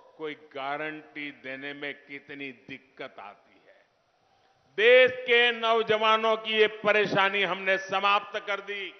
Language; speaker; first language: Hindi; non-native, local second language; Gujarati